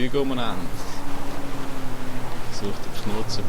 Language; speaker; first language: German; native; German